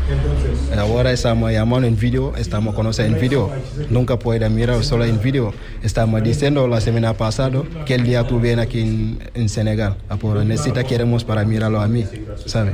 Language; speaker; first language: Spanish; non-native, learner; Wolof